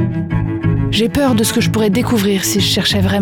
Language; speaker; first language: French; native; French